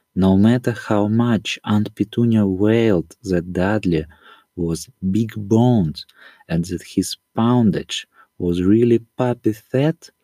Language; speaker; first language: English; non-native, learner; Russian